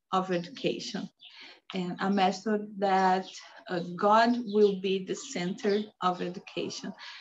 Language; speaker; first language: English; non-native, learner; Portuguese